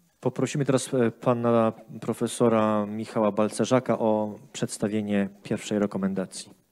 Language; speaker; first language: Polish; native; Polish